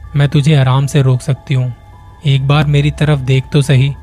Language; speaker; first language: Hindi; native; Hindi